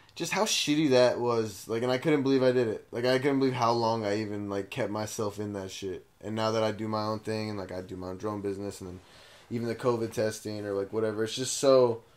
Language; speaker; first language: English; native; English